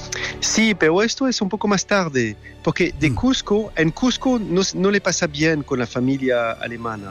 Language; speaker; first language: Spanish; non-native, fluent; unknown